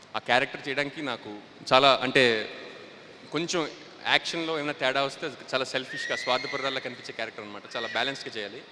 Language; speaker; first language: Telugu; native; Telugu